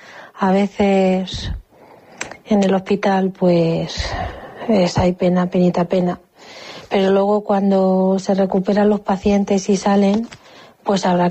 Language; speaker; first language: Spanish; native; Spanish